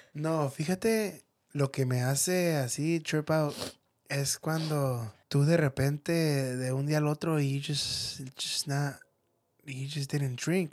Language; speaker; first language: Spanish; native; Spanish